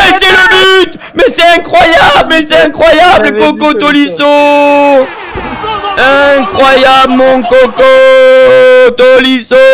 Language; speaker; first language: French; native; French